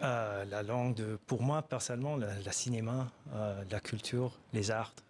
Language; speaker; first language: French; non-native, fluent; Arabic